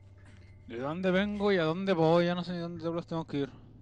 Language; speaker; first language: Spanish; native; Spanish